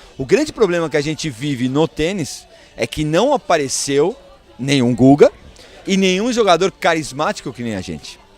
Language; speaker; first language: Portuguese; early bilingual, other home language; Spanish